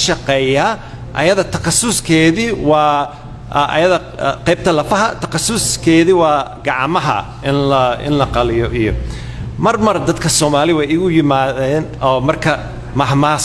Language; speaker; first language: Somali; non-native, fluent; English